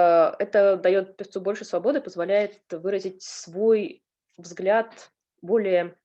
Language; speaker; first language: Russian; native; Russian